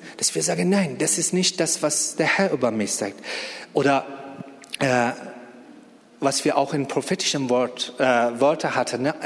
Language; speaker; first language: German; non-native, fluent; Persian